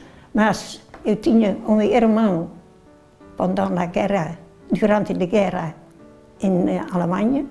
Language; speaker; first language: Portuguese; non-native, learner; Dutch